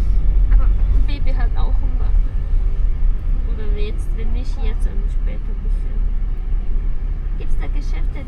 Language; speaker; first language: German; non-native, learner; Indonesian